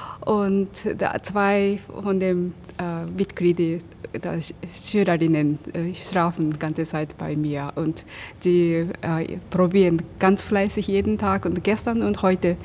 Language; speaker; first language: German; non-native, learner; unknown